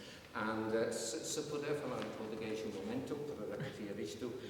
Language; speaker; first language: Portuguese; non-native, learner; English